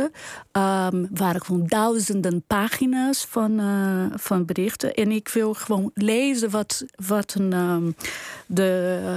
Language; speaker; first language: Dutch; non-native, fluent; Portuguese